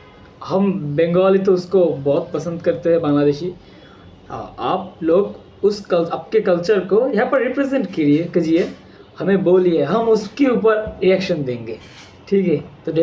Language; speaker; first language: Hindi; non-native, fluent; Bangla